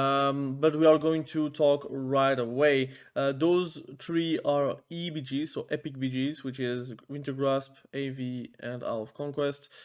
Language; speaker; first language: English; non-native, fluent; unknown